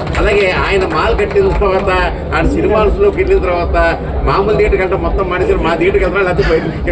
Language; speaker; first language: Telugu; native; Telugu